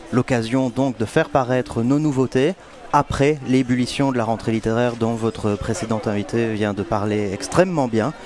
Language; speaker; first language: French; native; French